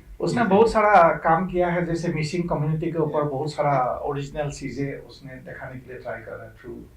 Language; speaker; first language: Hindi; non-native, local second language; Assamese